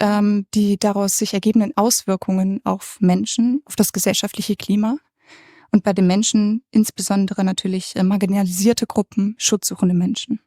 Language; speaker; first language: German; native; German